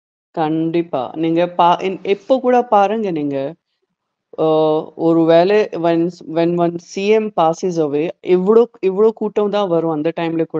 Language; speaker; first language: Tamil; non-native, fluent; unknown